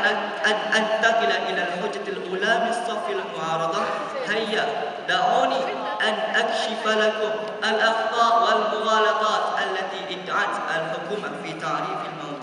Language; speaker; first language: Arabic; non-native, learner; Malay